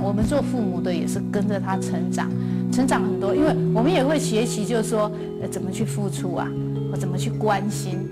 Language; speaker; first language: Chinese; native; Chinese